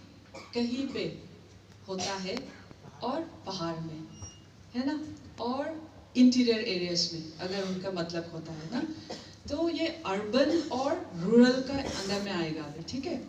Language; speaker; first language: Hindi; non-native, local second language; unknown